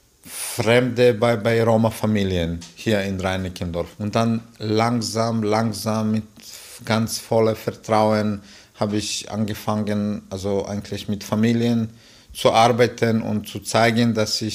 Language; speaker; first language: German; non-native, fluent; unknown